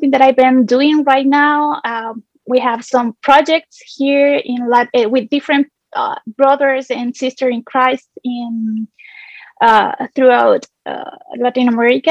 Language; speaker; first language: English; non-native, fluent; Spanish